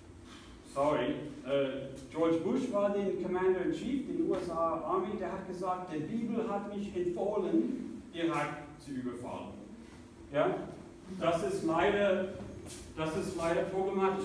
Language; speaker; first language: German; non-native, fluent; English